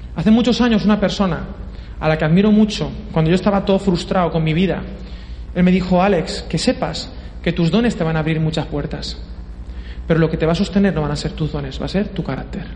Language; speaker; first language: Spanish; native; Spanish